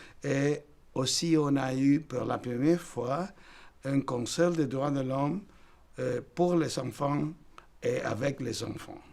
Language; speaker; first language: French; non-native, fluent; Spanish